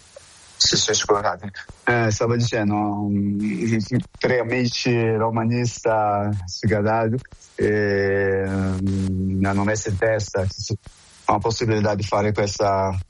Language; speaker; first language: Italian; non-native, fluent; Portuguese